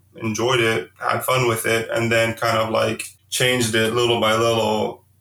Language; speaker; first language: English; early bilingual, heritage; Arabic